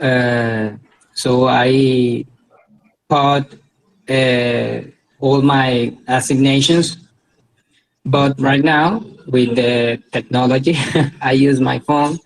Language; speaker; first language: English; non-native, learner; Spanish